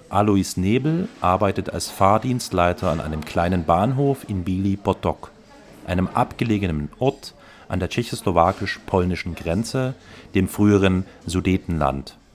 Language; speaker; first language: German; native; German